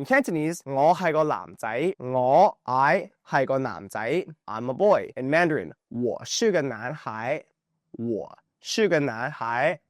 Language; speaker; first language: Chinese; non-native, fluent; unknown